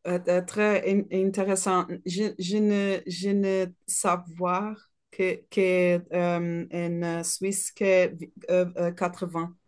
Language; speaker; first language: French; non-native, learner; Portuguese